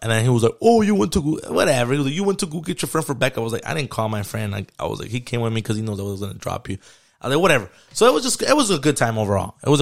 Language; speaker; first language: English; early bilingual, other home language; Spanish